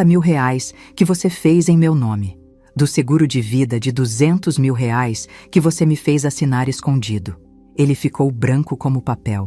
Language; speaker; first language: Portuguese; native; Portuguese